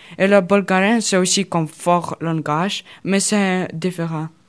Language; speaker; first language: French; non-native, learner; Russian